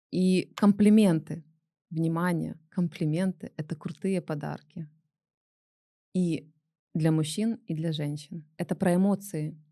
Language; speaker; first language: Russian; native; Russian